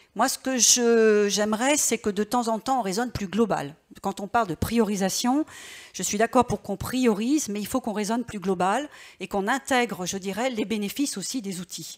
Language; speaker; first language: French; native; French